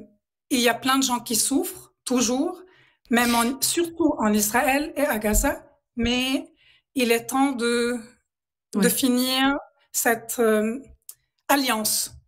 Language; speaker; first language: French; non-native, local second language; Arabic